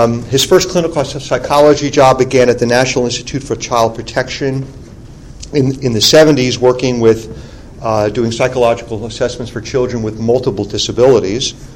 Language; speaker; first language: English; native; English